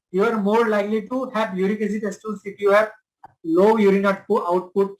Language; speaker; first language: English; non-native, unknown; Bangla